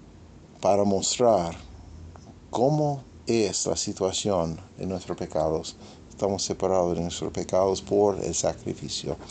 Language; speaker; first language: Spanish; non-native, fluent; English